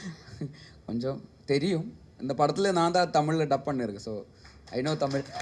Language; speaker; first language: Tamil; non-native, learner; Malayalam